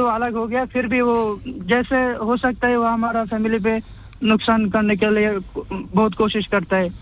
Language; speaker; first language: Hindi; non-native, fluent; Bangla